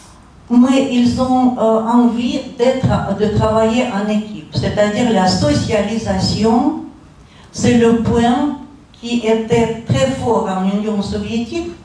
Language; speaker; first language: French; non-native, fluent; Russian